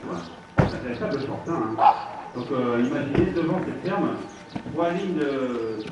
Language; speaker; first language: French; native; French